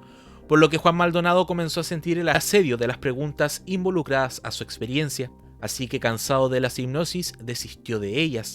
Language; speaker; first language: Spanish; native; Spanish